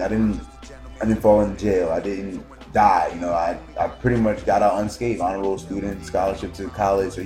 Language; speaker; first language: English; native; English